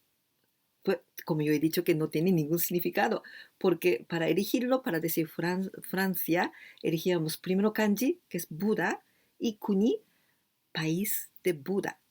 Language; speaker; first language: Spanish; non-native, fluent; Japanese